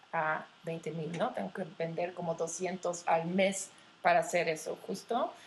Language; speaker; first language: Spanish; non-native, fluent; Dutch